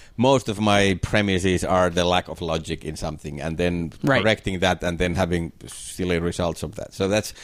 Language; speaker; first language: English; non-native, fluent; Finnish